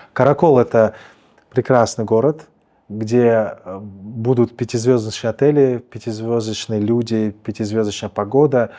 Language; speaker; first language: Russian; native; Russian